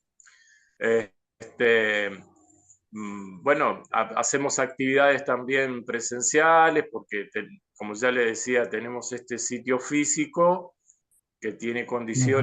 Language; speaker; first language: Spanish; native; Spanish